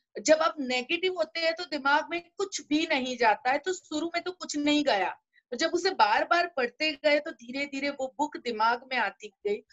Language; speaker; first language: Hindi; non-native, local second language; Gujarati